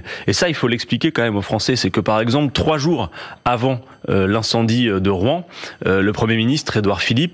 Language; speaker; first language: French; native; French